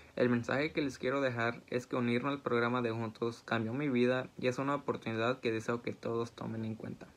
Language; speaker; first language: Spanish; early bilingual, heritage; Spanish